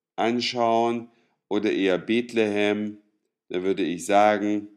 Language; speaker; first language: German; native; German